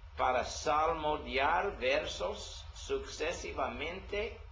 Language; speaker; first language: Spanish; non-native, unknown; English